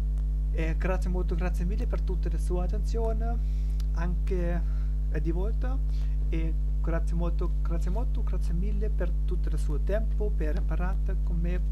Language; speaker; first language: Italian; non-native, learner; German